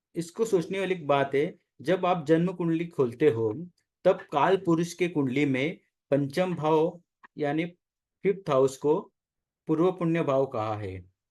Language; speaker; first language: Hindi; non-native, local second language; Marathi